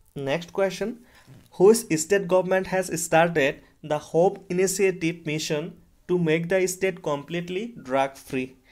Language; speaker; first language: English; non-native, local second language; Assamese